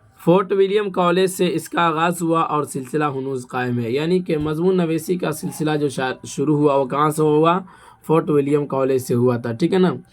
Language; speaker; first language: Urdu; native; Urdu